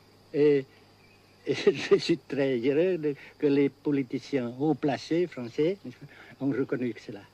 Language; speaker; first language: French; non-native, fluent; Vietnamese